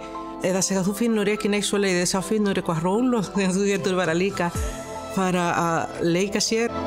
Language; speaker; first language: Icelandic; non-native, fluent; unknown